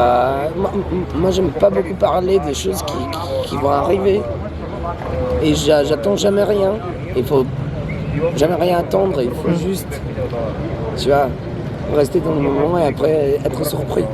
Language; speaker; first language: French; non-native, fluent; Serbian